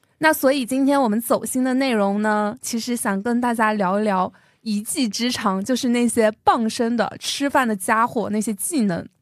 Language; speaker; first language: Chinese; native; Chinese